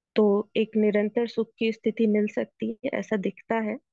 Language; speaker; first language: Hindi; native; Hindi